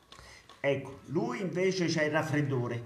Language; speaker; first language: Italian; native; Italian